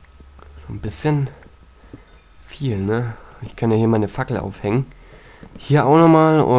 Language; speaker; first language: German; native; German